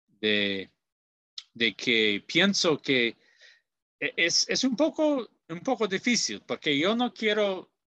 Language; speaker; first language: Spanish; non-native, learner; English